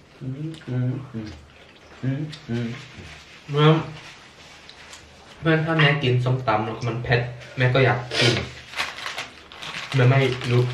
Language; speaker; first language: Thai; early bilingual, heritage; Thai